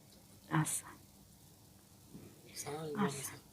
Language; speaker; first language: Arabic; non-native, learner; Oromo